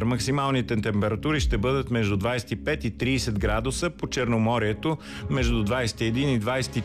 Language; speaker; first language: Bulgarian; native; Bulgarian